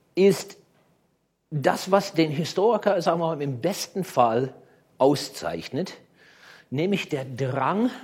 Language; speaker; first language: German; native; German